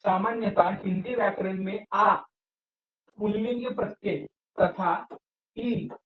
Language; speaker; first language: Hindi; non-native, local second language; Marathi